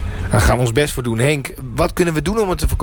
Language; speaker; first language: Dutch; native; Dutch